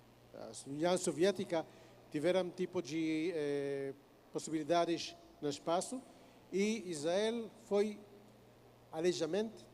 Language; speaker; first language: Portuguese; non-native, fluent; Hebrew